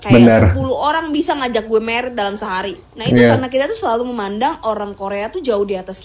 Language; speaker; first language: Indonesian; native; Indonesian